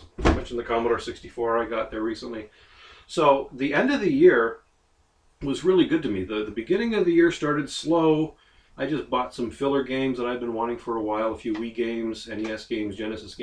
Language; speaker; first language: English; native; English